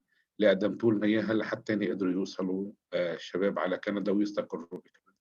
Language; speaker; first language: Arabic; native; Arabic